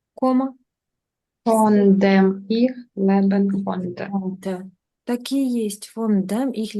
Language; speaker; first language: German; non-native, fluent; Ukrainian